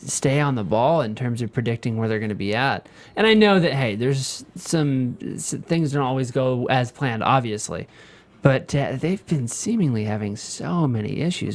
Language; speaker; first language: English; native; English